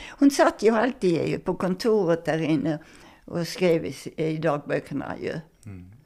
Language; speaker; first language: Swedish; native; Swedish